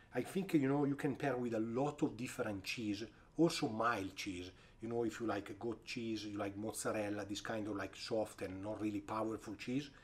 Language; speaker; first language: English; non-native, fluent; Italian